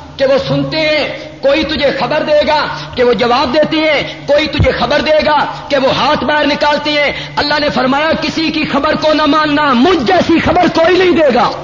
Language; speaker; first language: Urdu; non-native, local second language; Punjabi